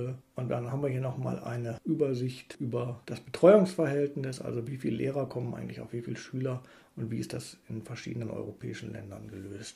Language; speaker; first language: German; native; German